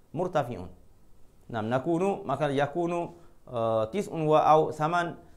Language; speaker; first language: Arabic; non-native, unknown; Malay